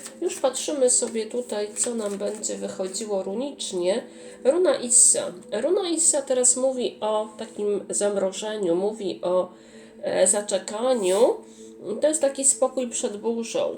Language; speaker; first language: Polish; native; Polish